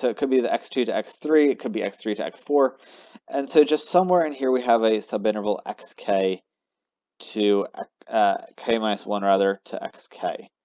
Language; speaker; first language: English; native; English